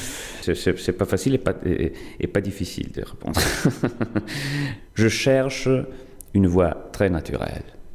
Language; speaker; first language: French; non-native, fluent; Italian